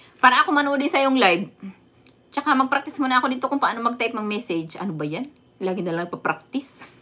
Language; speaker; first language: Filipino; non-native, local second language; Cebuano